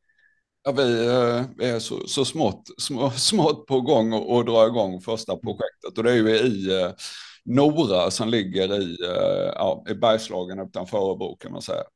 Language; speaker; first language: Swedish; native; Swedish